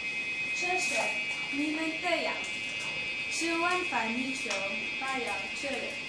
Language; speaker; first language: Chinese; non-native, learner; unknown